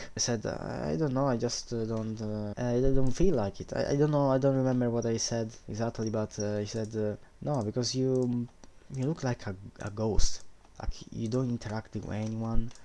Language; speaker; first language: English; non-native, fluent; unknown